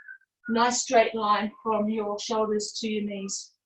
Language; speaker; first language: English; native; English